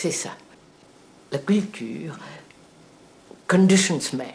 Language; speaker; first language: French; non-native, fluent; Telugu